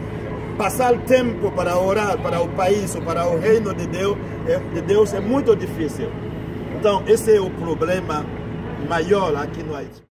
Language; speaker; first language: Portuguese; non-native, fluent; Haitian Creole